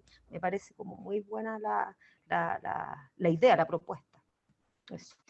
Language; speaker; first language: Spanish; native; Spanish